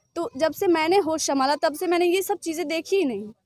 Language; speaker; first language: Hindi; native; Hindi